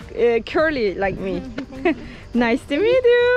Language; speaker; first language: English; non-native, learner; Turkish